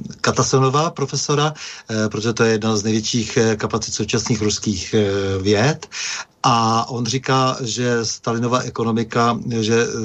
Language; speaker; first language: Czech; native; Czech